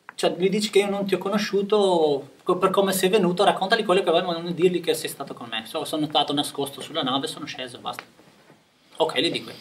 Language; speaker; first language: Italian; non-native, fluent; Albanian